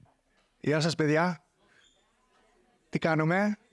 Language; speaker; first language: Greek; non-native, fluent; English